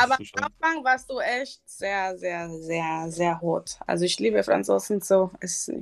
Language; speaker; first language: German; non-native, learner; Spanish